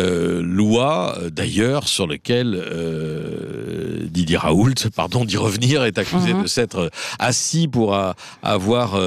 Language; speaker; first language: French; native; French